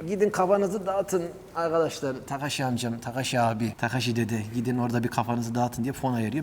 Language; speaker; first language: Turkish; native; Turkish